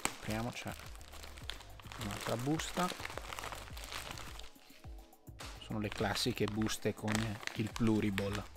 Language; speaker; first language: Italian; native; Italian